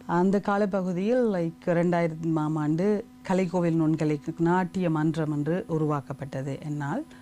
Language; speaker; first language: Tamil; native; Tamil